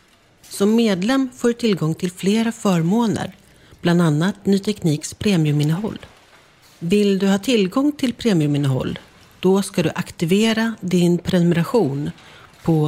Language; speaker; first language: Swedish; native; Swedish